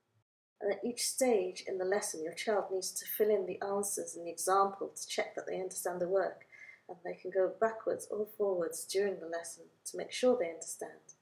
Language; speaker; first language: English; native; English